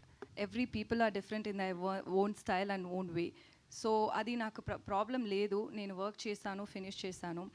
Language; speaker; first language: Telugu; non-native, learner; Tamil